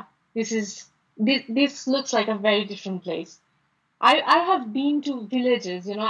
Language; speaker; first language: English; non-native, local second language; Bangla